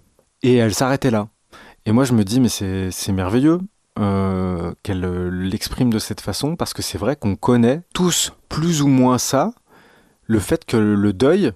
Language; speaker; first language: French; native; French